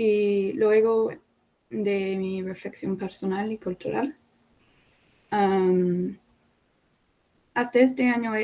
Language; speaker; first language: Spanish; non-native, fluent; English